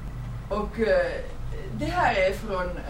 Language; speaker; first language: Swedish; non-native, fluent; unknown